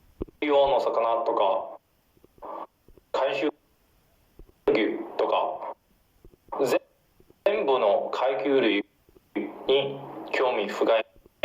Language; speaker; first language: Japanese; non-native, fluent; Chinese